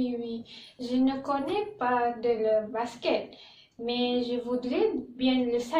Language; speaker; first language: French; non-native, learner; Malay